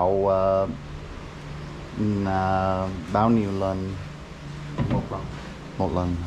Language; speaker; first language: Vietnamese; non-native, learner; English